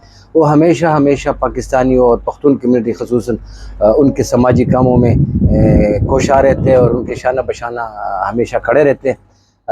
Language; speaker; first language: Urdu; non-native, local second language; Pashto